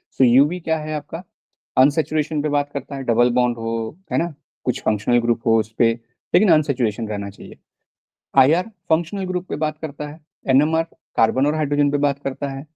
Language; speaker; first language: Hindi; non-native, local second language; Bangla